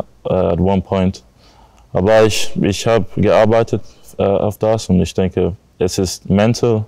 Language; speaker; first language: German; non-native, learner; English